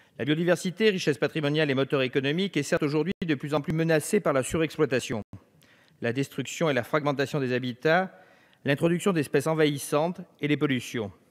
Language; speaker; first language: French; native; French